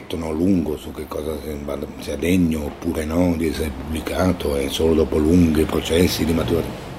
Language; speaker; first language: Italian; native; Italian